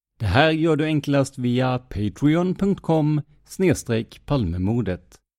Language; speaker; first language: Swedish; native; Swedish